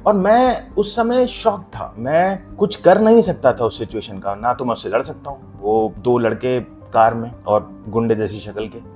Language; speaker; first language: Hindi; native; Hindi